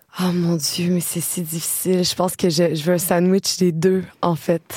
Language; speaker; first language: French; native; French